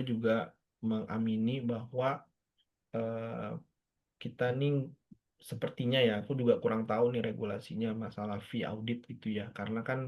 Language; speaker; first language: Indonesian; native; Indonesian